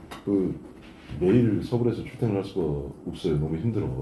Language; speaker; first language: Korean; native; Korean